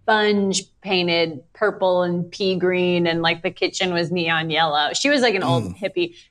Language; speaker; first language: English; native; English